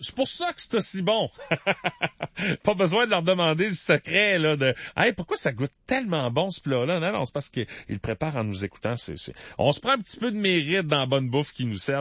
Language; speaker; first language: French; native; French